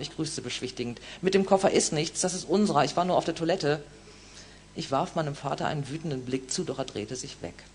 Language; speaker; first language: German; native; German